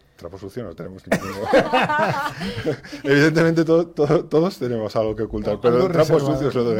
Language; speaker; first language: Spanish; native; Spanish